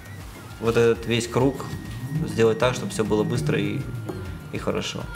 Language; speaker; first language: Russian; native; Russian